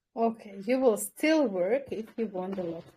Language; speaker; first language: English; non-native, fluent; Kyrgyz